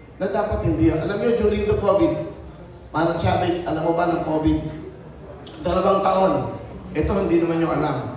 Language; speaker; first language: Filipino; native; Filipino